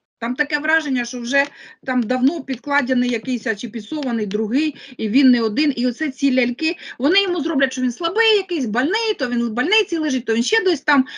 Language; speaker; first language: Ukrainian; non-native, local second language; Russian